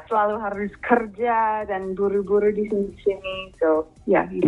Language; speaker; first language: Indonesian; non-native, fluent; English